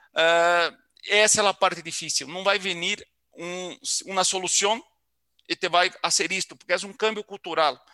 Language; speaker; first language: Portuguese; native; Portuguese